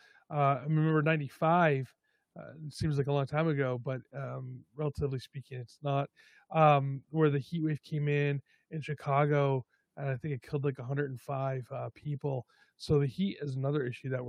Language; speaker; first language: English; native; English